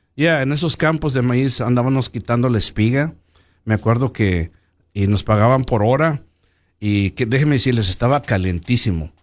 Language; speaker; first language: Spanish; early bilingual, heritage; Spanish